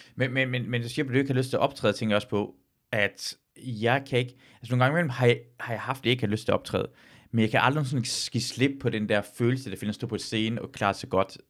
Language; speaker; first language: Danish; native; Danish